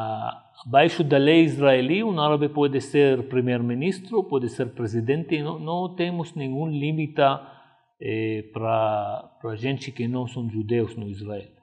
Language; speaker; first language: Portuguese; non-native, fluent; Arabic